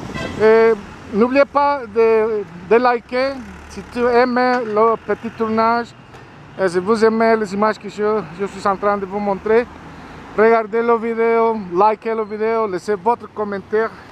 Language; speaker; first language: French; non-native, fluent; Spanish